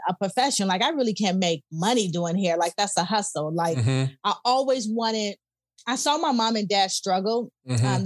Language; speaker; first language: English; native; English